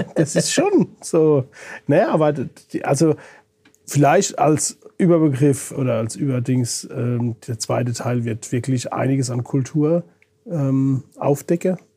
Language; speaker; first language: German; native; German